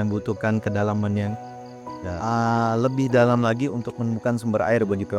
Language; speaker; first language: Indonesian; native; Indonesian